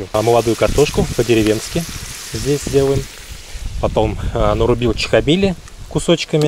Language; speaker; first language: Russian; native; Russian